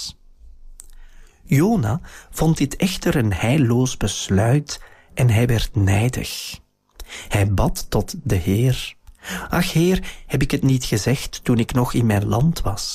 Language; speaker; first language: Dutch; native; Dutch